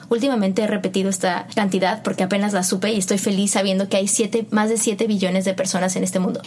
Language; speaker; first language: Spanish; native; Spanish